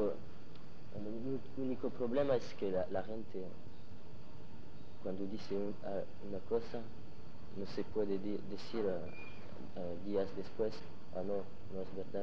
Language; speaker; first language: Spanish; non-native, learner; French